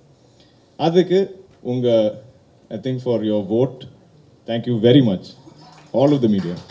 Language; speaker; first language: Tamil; non-native, fluent; Malayalam